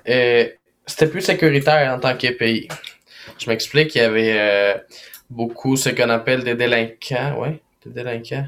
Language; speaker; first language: French; non-native, fluent; Spanish